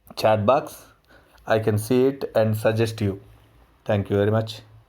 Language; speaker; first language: English; non-native, local second language; Telugu